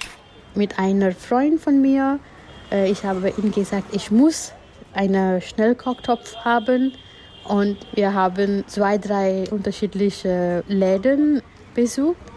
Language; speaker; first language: German; non-native, learner; Gujarati